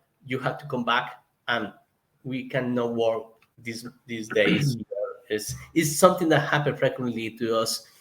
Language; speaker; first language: English; non-native, learner; Spanish